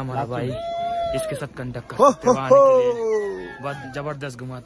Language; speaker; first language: Hindi; non-native, learner; Bangla